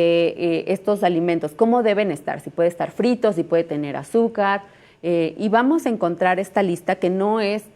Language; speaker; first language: Spanish; native; Spanish